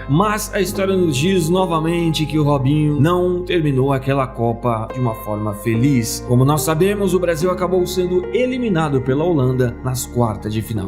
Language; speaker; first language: Portuguese; native; Portuguese